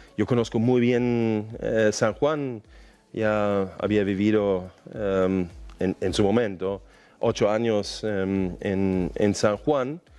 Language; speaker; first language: Spanish; non-native, fluent; German